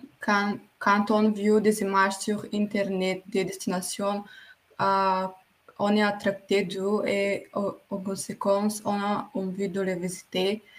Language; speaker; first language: French; non-native, fluent; Bulgarian